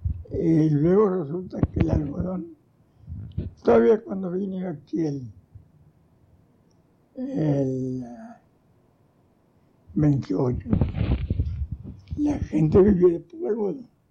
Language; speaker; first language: Spanish; native; Spanish